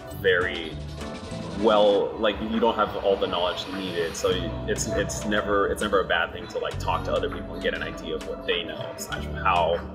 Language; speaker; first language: English; native; English